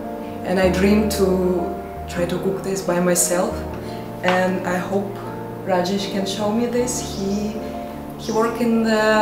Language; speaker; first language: English; non-native, learner; Russian